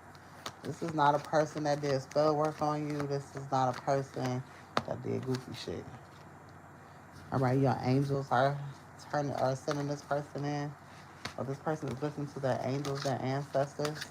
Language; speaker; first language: English; native; English